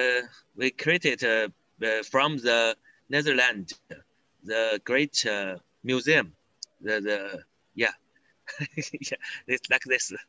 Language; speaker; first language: English; non-native, learner; Chinese